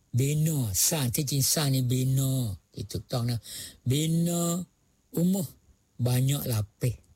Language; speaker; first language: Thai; non-native, local second language; Malay